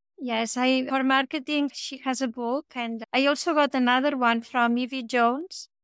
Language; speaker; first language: English; non-native, fluent; Catalan